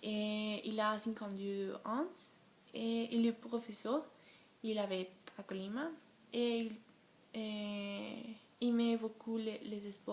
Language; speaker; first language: French; non-native, learner; Spanish